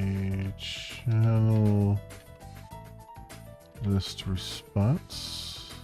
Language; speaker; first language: English; native; English